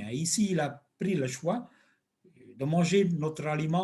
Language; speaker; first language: French; non-native, local second language; Dutch